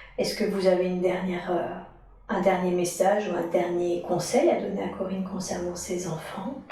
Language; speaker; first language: French; native; French